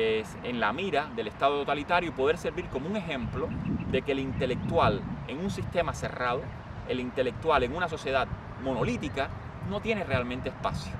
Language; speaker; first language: Spanish; native; Spanish